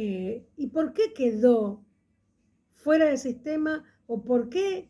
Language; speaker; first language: Spanish; native; Spanish